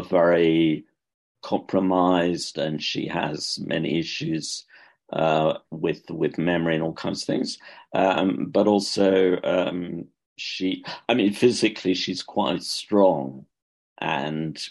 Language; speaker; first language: English; native; English